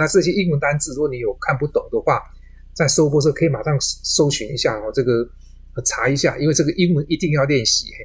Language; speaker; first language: Chinese; native; Chinese